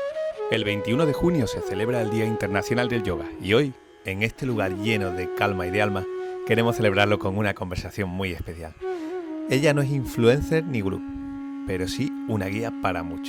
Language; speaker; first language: Spanish; native; Spanish